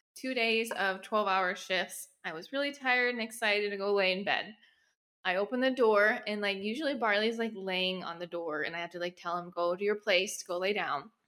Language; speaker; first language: English; native; English